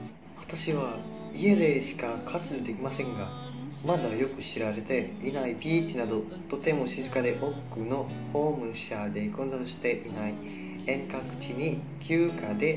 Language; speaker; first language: Japanese; non-native, learner; Indonesian